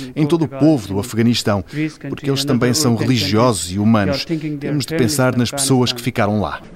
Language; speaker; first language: Portuguese; non-native, fluent; Persian